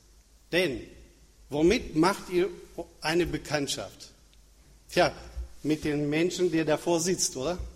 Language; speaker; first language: German; non-native, fluent; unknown